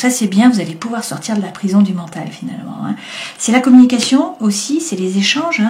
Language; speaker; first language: French; native; French